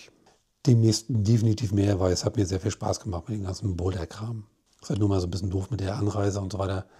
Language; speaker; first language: German; native; German